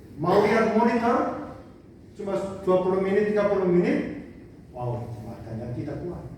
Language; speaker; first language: Indonesian; non-native, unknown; Korean